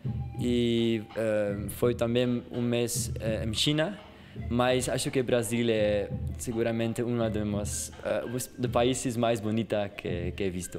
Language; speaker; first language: Portuguese; non-native, learner; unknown